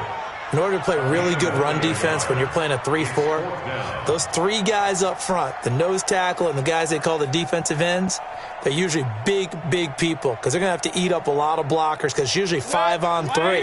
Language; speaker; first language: English; native; English